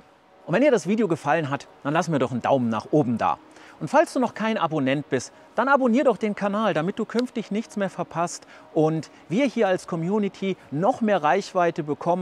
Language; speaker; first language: German; native; German